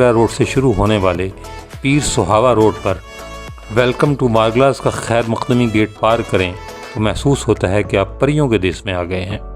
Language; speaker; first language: Urdu; native; Urdu